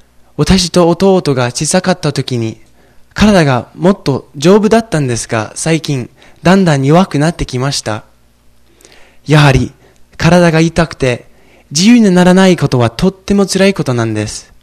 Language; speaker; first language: Japanese; non-native, fluent; English